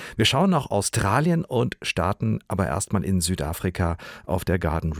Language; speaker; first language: German; native; German